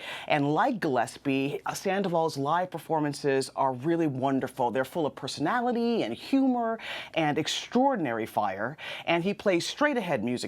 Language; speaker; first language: English; native; English